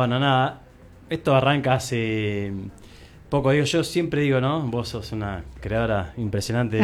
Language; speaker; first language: Spanish; native; Spanish